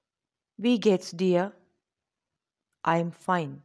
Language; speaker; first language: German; non-native, learner; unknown